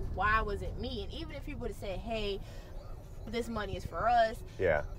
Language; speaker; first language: English; native; English